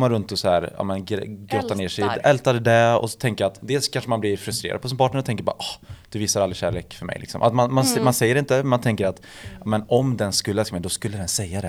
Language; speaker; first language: Swedish; native; Swedish